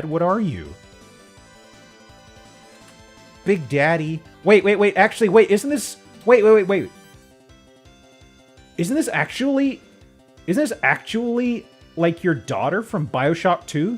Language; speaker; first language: English; native; English